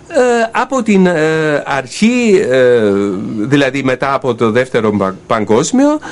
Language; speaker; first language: Greek; non-native, fluent; German